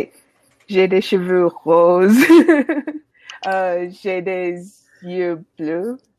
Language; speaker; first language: French; non-native, learner; English